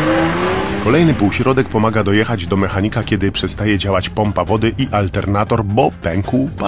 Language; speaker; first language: Polish; native; Polish